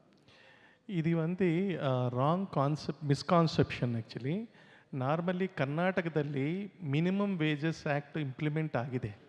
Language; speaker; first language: Kannada; non-native, local second language; Telugu